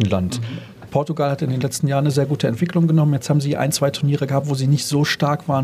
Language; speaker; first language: German; native; German